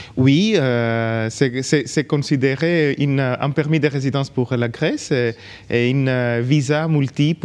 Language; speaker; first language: French; non-native, local second language; Greek